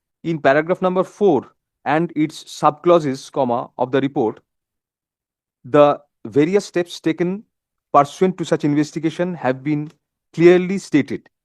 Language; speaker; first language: English; non-native, local second language; Bangla